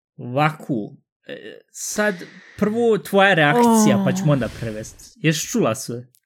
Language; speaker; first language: Bosnian; early bilingual, heritage; Bosnian